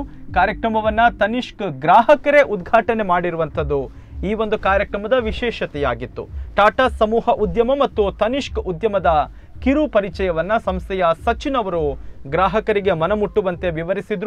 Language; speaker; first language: Kannada; native; Kannada